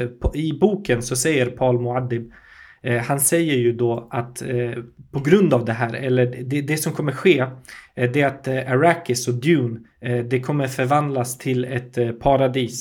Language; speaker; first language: Swedish; native; Swedish